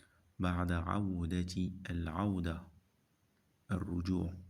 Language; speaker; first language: Arabic; non-native, fluent; French